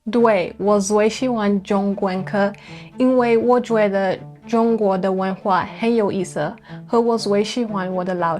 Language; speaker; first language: Chinese; non-native, learner; English